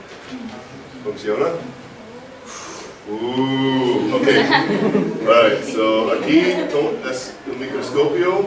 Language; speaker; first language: Spanish; non-native, learner; English